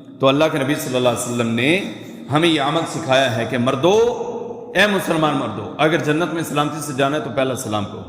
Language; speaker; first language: Urdu; non-native, local second language; Punjabi